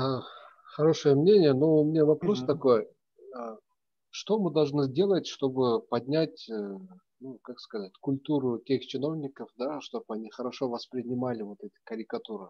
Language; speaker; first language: Russian; non-native, local second language; Kyrgyz